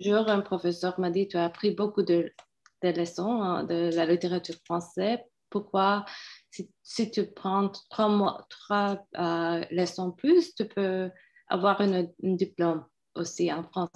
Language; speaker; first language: French; non-native, fluent; Turkish